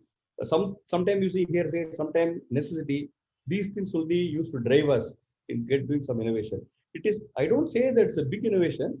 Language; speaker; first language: English; non-native, local second language; Tamil